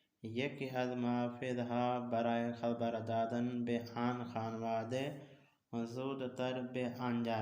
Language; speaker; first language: Persian; non-native, fluent; Urdu